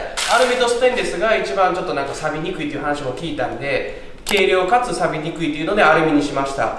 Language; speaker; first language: Japanese; native; Japanese